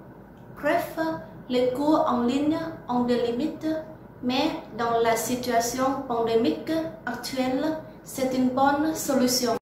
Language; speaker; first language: French; non-native, learner; Vietnamese